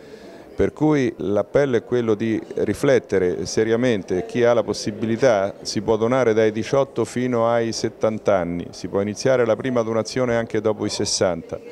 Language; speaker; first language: Italian; native; Italian